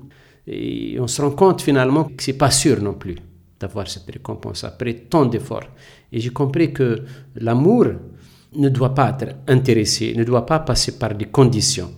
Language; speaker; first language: French; non-native, local second language; Arabic